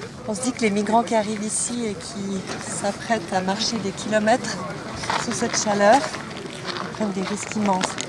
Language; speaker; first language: French; native; French